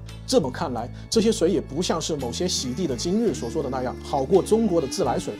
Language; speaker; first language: Chinese; native; Chinese